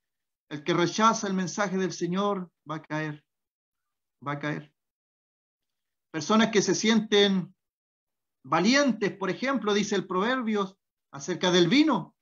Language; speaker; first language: Spanish; native; Spanish